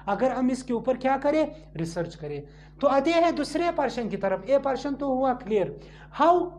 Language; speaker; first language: Urdu; non-native, local second language; Pashto